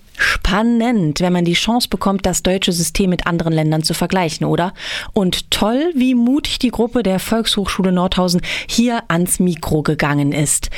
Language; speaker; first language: German; native; German